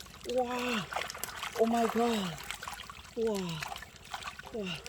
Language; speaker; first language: English; non-native, learner; Vietnamese